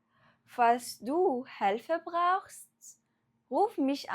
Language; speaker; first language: German; non-native, fluent; Arabic